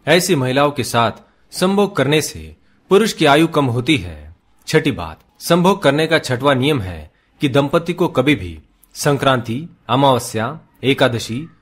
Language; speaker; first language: Hindi; native; Hindi